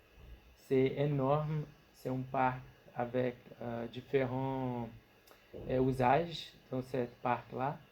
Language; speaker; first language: French; non-native, fluent; Portuguese